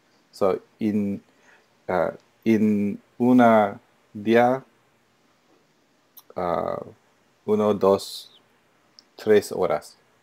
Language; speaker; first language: Spanish; non-native, learner; English